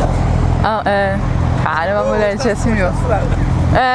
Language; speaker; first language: Portuguese; native; Portuguese